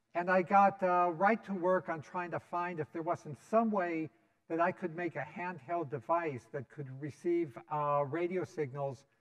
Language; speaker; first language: English; native; English